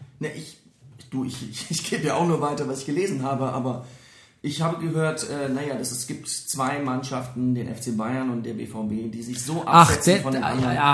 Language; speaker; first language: German; native; German